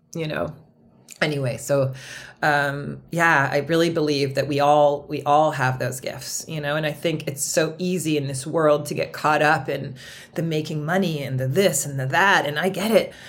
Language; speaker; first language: English; native; English